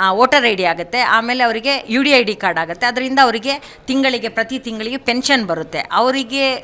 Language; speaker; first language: Kannada; non-native, local second language; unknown